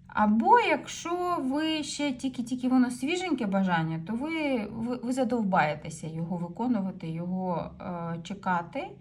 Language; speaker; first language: Ukrainian; non-native, local second language; Russian